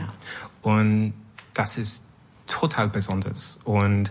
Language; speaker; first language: German; non-native, learner; French